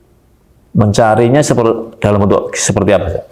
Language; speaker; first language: Malay; native; Malay